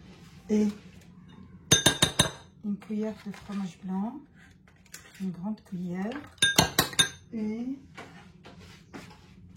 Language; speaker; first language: French; non-native, fluent; Arabic